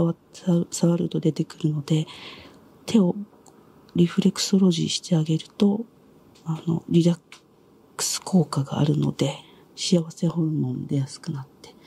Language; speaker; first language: Japanese; native; Japanese